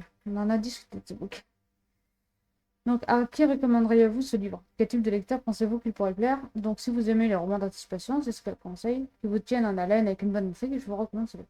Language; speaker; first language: French; native; French